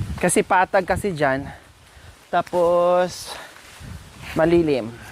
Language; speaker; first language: Filipino; non-native, local second language; Cebuano